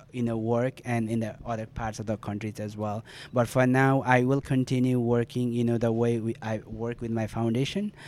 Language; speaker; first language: English; non-native, local second language; Nepali